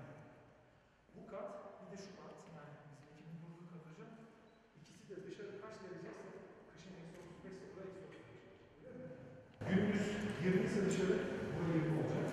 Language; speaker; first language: Turkish; native; Turkish